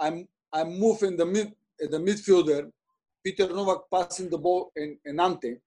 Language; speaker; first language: English; non-native, learner; Bulgarian